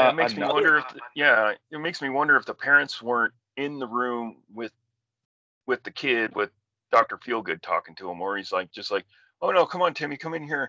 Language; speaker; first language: English; native; English